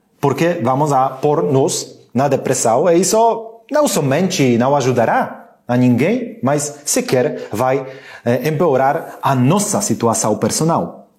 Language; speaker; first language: Portuguese; non-native, learner; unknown